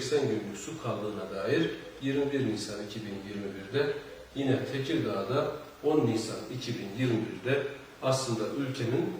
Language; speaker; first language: Turkish; native; Turkish